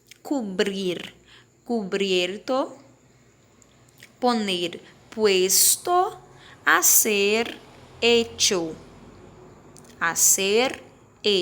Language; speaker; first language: Spanish; non-native, fluent; Portuguese